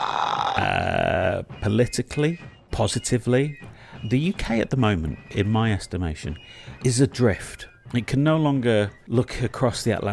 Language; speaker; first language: English; native; English